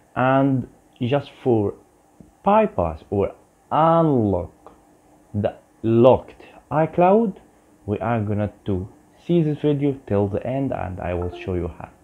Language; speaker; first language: English; non-native, learner; Arabic